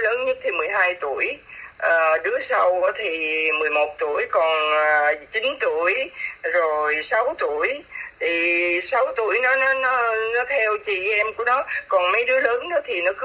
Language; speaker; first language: Vietnamese; native; Vietnamese